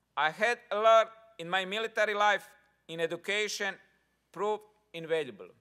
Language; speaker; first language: English; non-native, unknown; Croatian